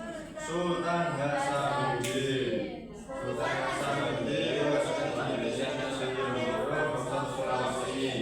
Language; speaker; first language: English; non-native, learner; Indonesian